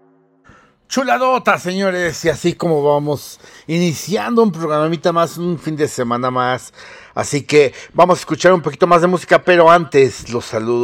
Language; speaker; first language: Spanish; native; Spanish